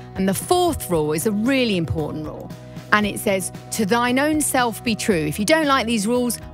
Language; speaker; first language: English; native; English